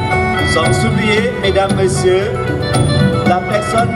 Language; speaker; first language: French; non-native, fluent; Thai